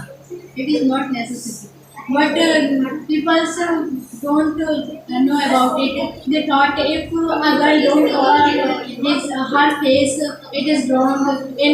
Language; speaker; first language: English; non-native, learner; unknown